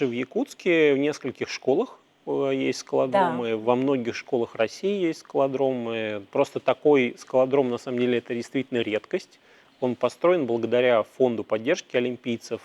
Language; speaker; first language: Russian; native; Russian